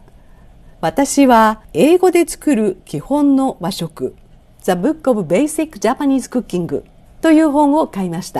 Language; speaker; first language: Japanese; native; Japanese